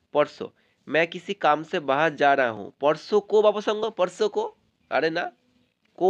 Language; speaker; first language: Hindi; non-native, local second language; Bangla